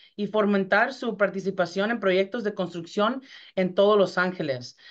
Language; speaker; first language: Spanish; early bilingual, heritage; Spanish